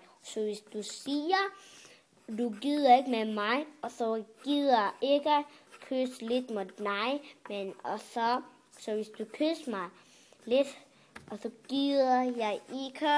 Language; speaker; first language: Danish; early bilingual, other home language; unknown